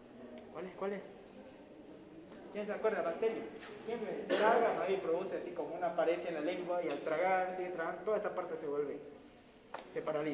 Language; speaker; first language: Spanish; native; Spanish